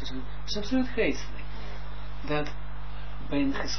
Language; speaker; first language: Dutch; non-native, fluent; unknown